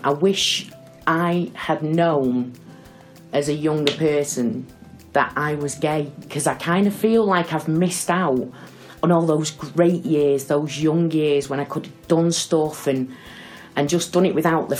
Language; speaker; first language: English; native; English